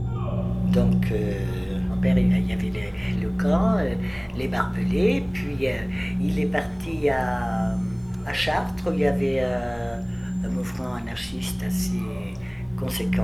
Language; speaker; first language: French; early bilingual, other home language; Spanish